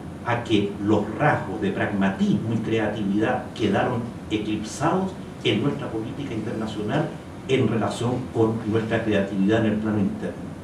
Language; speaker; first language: Spanish; native; Spanish